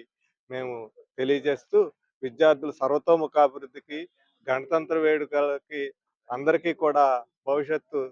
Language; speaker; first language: Telugu; native; Telugu